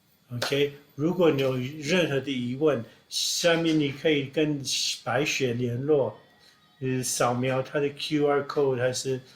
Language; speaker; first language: Chinese; non-native, fluent; English